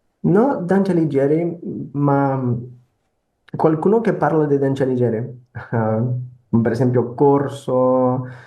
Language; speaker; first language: Italian; non-native, learner; Portuguese